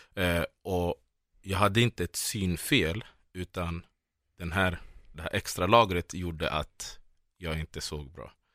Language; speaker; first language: Swedish; early bilingual, other home language; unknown